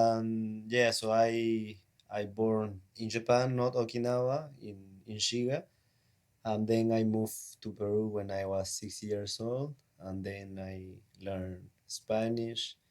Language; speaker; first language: English; non-native, learner; Spanish